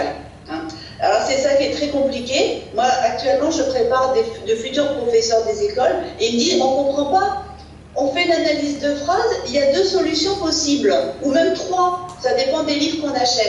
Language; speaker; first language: French; native; French